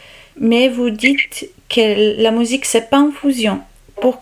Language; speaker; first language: French; non-native, local second language; Italian